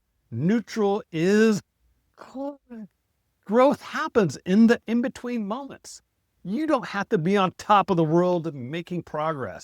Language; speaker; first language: English; native; English